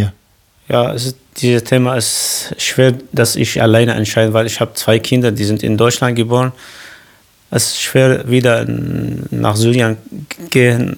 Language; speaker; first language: German; non-native, learner; Arabic